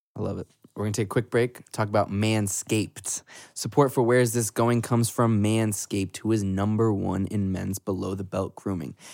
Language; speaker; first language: English; native; English